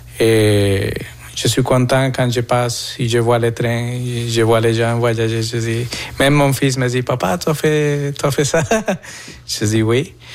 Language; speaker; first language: French; non-native, fluent; Spanish